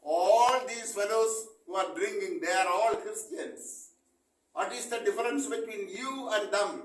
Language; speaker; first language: English; non-native, local second language; Malayalam